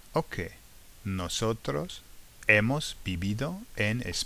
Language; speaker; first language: Spanish; non-native, learner; English